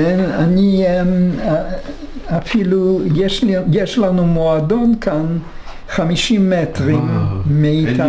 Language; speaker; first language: Hebrew; non-native, fluent; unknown